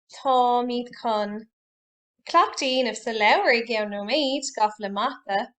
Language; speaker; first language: Irish; non-native, local second language; English